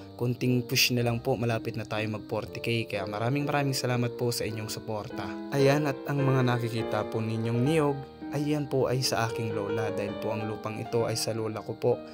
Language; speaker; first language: Filipino; non-native, local second language; Bikol